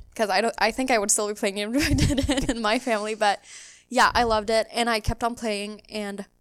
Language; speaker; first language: English; non-native, fluent; Swedish